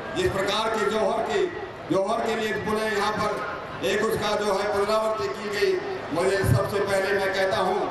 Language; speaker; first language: Hindi; native; Hindi